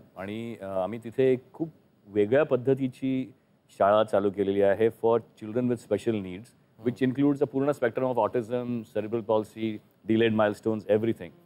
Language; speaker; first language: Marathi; native; Marathi